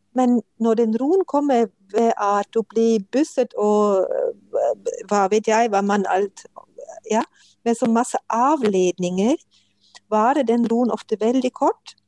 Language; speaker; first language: Norwegian; non-native, fluent; German